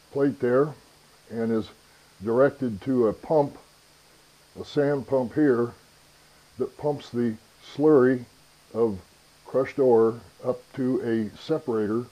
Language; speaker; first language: English; native; English